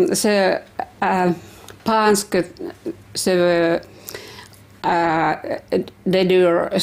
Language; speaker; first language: French; non-native, learner; Finnish